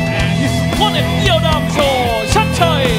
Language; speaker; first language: English; non-native, fluent; Thai